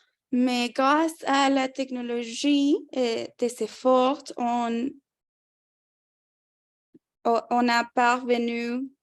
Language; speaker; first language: French; non-native, fluent; Spanish